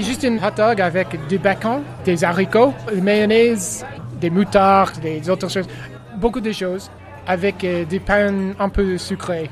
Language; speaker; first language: French; non-native, learner; English